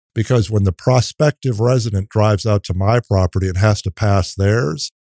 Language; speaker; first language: English; native; English